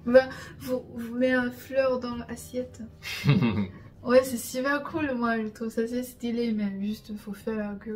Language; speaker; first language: French; non-native, fluent; Chinese